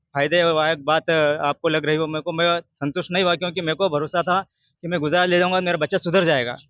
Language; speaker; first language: Hindi; native; Hindi